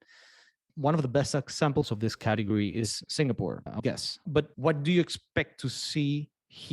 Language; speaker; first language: English; non-native, fluent; Spanish